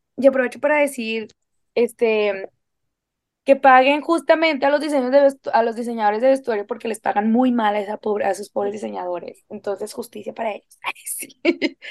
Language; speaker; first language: Spanish; native; Spanish